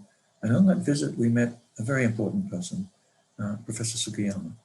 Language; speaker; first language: English; native; English